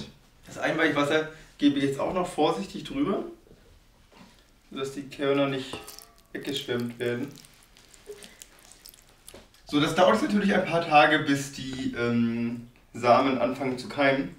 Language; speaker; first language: German; native; German